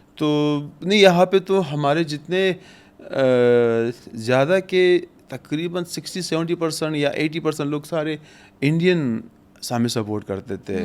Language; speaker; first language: Urdu; non-native, fluent; Pashto